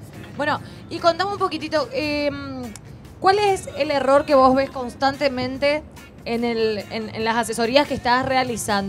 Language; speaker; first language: Spanish; native; Spanish